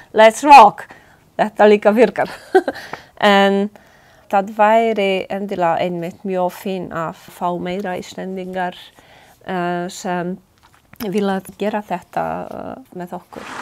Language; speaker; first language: Icelandic; non-native, learner; Polish